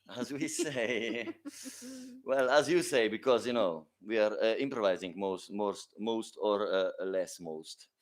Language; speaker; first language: English; non-native, fluent; Slovenian